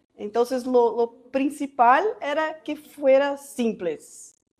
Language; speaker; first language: Spanish; non-native, fluent; Portuguese